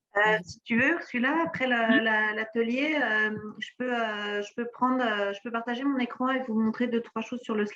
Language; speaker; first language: French; native; French